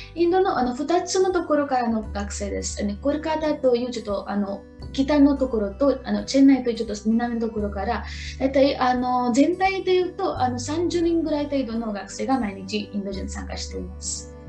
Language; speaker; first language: Japanese; non-native, fluent; Marathi